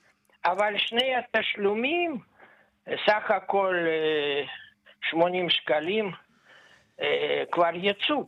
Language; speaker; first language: Hebrew; non-native, fluent; Russian